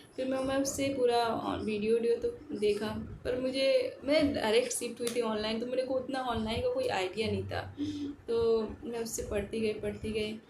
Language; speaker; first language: Hindi; native; Hindi